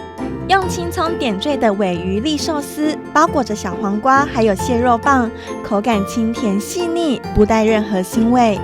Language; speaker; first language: Chinese; native; Chinese